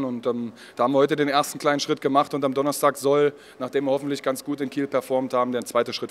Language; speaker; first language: German; native; German